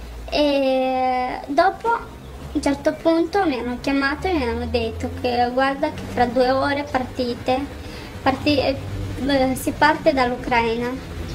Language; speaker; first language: Italian; non-native, fluent; Romanian